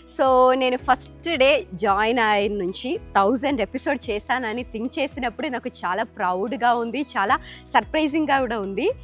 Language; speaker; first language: Telugu; non-native, fluent; Malayalam